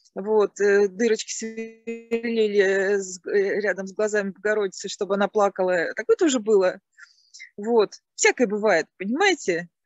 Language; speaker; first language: Russian; native; Russian